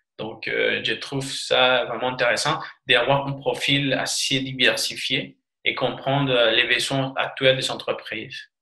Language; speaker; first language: French; non-native, fluent; Spanish